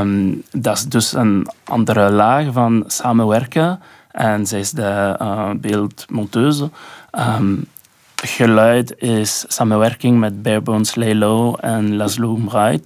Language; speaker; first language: Dutch; non-native, local second language; French